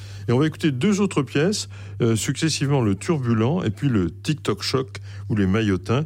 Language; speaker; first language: French; native; French